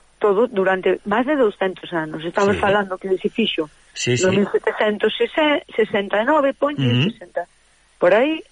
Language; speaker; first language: Galician; native; Galician